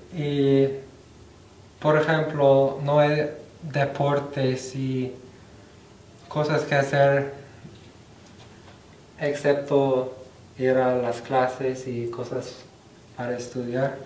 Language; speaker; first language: Spanish; non-native, fluent; English